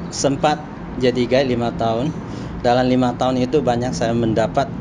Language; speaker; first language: Indonesian; non-native, fluent; Chinese